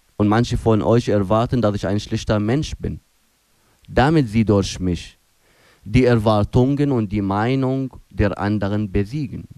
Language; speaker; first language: German; non-native, fluent; Arabic